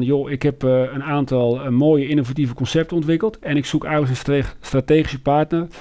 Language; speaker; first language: Dutch; native; Dutch